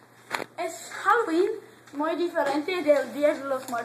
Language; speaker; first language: Spanish; non-native, learner; English